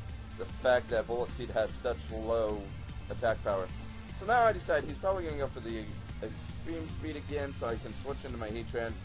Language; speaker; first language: English; native; English